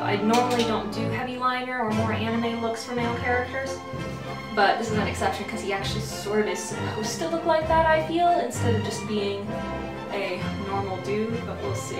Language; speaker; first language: English; native; English